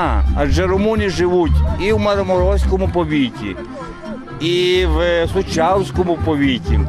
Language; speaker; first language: Ukrainian; native; Ukrainian